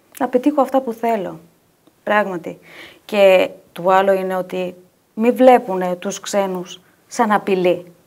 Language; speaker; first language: Greek; non-native, fluent; Albanian